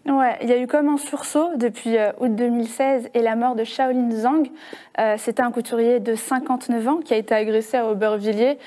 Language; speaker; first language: French; native; French